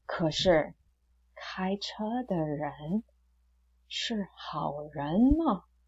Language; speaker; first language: Chinese; non-native, fluent; English